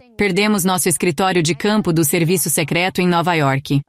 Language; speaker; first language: Portuguese; non-native, fluent; Greek